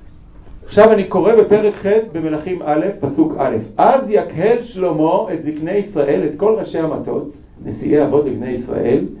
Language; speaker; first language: Hebrew; native; Hebrew